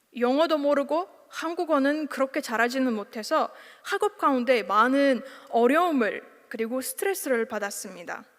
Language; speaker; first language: Korean; non-native, fluent; Uzbek